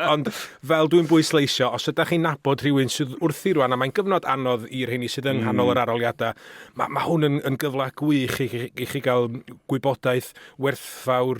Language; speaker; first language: Welsh; native; Welsh